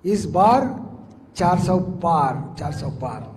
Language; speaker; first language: Hindi; non-native, local second language; Telugu